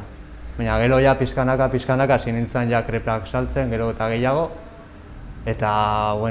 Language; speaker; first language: Basque; non-native, local second language; Spanish